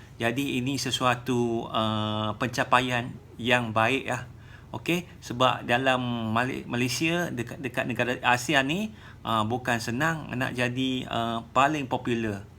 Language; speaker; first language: Malay; native; Malay